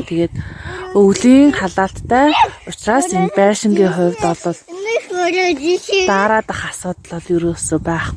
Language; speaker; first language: Mongolian; native; Mongolian